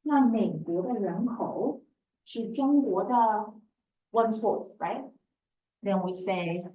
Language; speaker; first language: Chinese; non-native, fluent; English